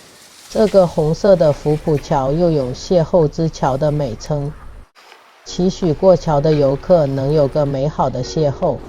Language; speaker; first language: Chinese; native; Chinese